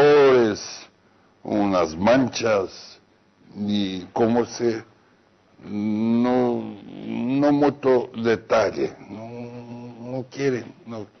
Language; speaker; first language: Spanish; non-native, fluent; Portuguese